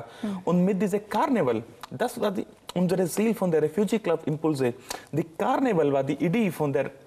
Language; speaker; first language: German; non-native, learner; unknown